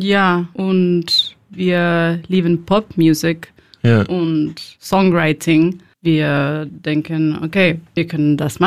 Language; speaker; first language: German; non-native, learner; Spanish